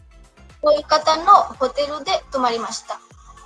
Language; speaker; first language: Japanese; non-native, learner; Bangla